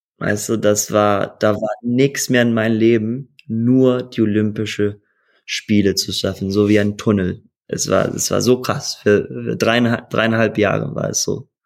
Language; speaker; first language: German; early bilingual, heritage; German